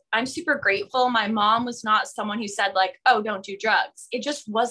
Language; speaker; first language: English; native; English